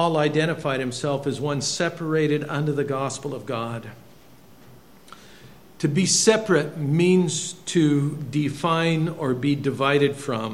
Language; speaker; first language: English; native; English